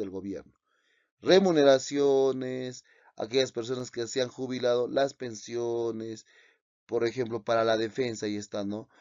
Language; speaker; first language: Spanish; native; Spanish